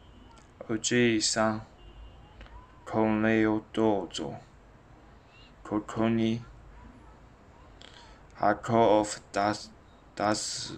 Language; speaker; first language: Japanese; non-native, learner; Chinese